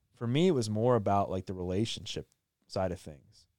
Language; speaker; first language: English; native; English